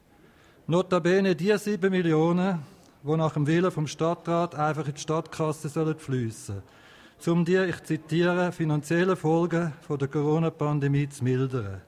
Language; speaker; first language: German; native; German